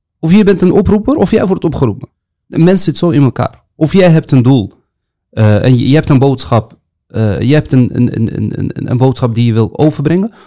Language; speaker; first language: Dutch; early bilingual, other home language; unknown